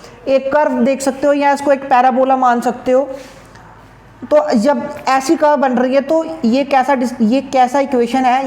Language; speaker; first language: Hindi; non-native, local second language; Punjabi